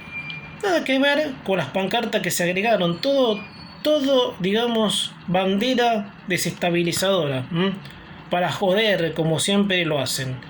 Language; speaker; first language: Spanish; native; Spanish